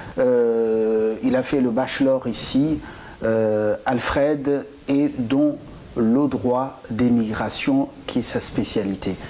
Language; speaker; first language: French; non-native, local second language; Lingala